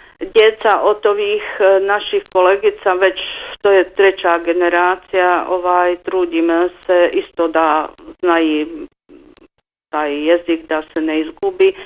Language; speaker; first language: Bosnian; non-native, fluent; Czech